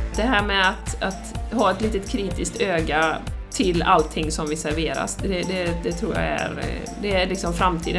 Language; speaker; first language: Swedish; native; Swedish